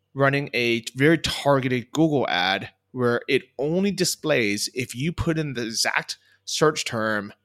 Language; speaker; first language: English; native; English